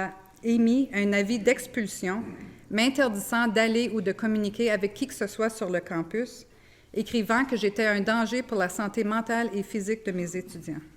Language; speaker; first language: French; native; French